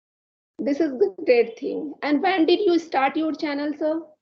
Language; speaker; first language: English; non-native, learner; Hindi